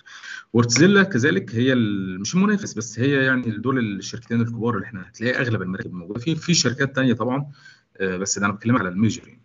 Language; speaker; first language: Arabic; native; Arabic